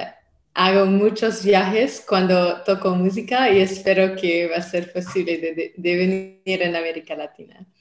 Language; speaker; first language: Spanish; non-native, learner; French